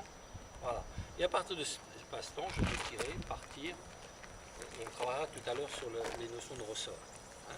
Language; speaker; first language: French; native; French